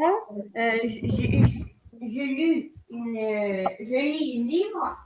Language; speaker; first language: French; non-native, learner; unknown